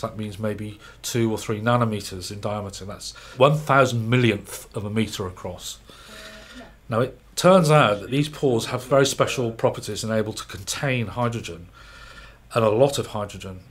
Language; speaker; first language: English; native; English